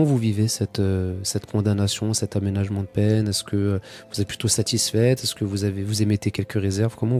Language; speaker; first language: French; native; French